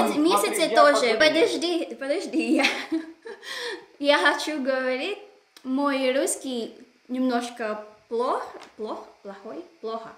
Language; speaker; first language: Russian; non-native, learner; Filipino